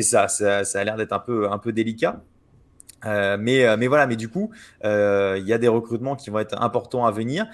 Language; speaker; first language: French; native; French